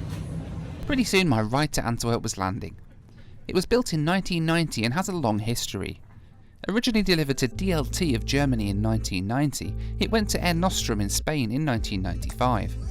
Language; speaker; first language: English; native; English